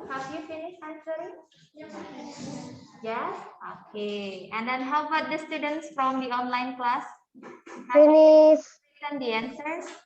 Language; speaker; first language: English; non-native, fluent; Indonesian